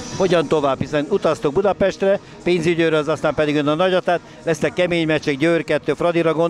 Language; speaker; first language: Hungarian; native; Hungarian